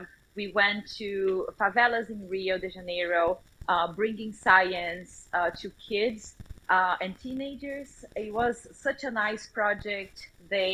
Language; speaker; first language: English; non-native, fluent; Portuguese